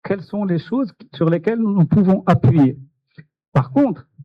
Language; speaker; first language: French; non-native, local second language; Arabic